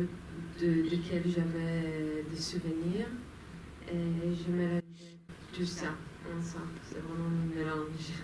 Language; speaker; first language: French; non-native, fluent; Hebrew